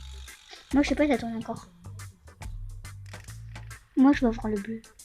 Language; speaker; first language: French; native; French